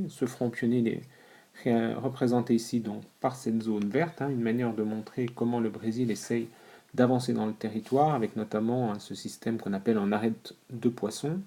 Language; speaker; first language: French; native; French